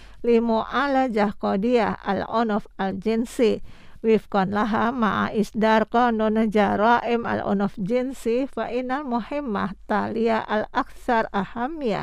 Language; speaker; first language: Arabic; non-native, fluent; Indonesian